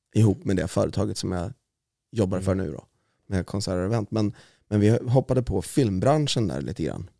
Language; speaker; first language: Swedish; native; Swedish